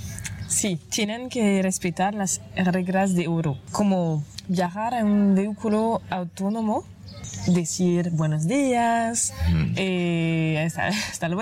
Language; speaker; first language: Spanish; non-native, fluent; French